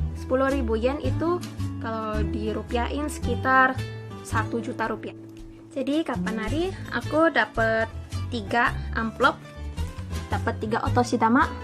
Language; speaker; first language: Indonesian; early bilingual, heritage; Indonesian